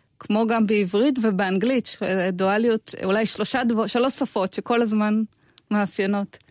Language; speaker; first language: Hebrew; native; Hebrew